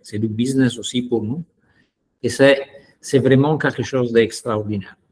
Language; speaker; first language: French; non-native, fluent; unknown